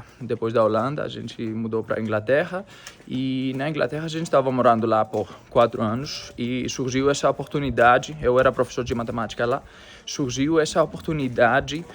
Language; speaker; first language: Portuguese; non-native, fluent; Greek